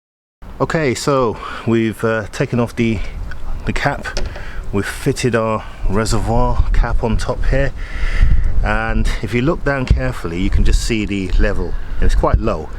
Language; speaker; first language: English; native; English